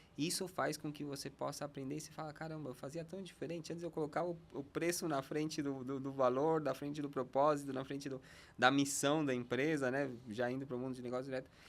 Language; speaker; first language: Portuguese; non-native, fluent; Spanish